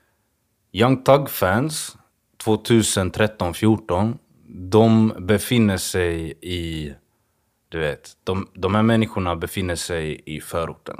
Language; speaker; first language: Swedish; early bilingual, other home language; Swahili